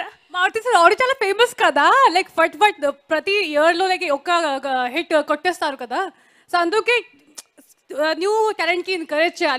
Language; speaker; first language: Telugu; non-native, learner; Hindi